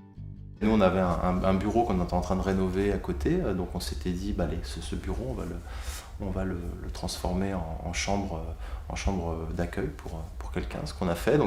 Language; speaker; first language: French; native; French